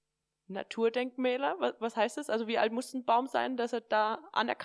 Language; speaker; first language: German; native; German